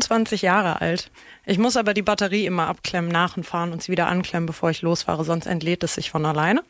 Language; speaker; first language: German; native; German